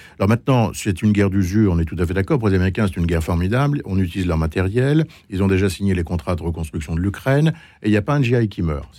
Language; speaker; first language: French; native; French